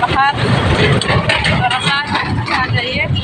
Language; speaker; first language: Hindi; non-native, local second language; Assamese